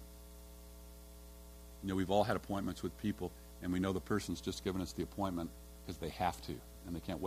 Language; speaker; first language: English; native; English